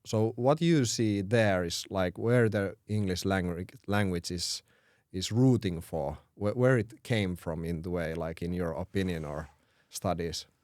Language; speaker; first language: English; non-native, fluent; Finnish